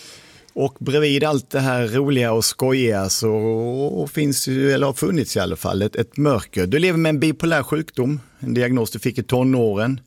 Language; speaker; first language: Swedish; native; Swedish